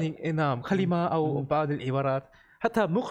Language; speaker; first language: Arabic; non-native, learner; Korean